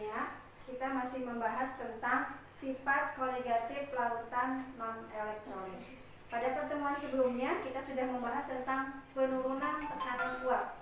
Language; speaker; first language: Indonesian; native; Indonesian